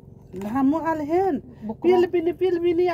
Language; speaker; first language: Arabic; non-native, learner; Nepali